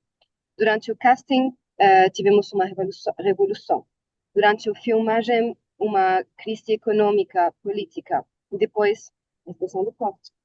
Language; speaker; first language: Portuguese; non-native, learner; Arabic